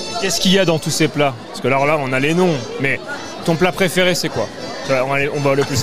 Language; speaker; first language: French; native; French